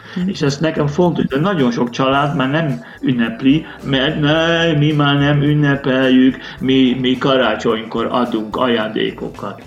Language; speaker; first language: Hungarian; non-native, fluent; Dutch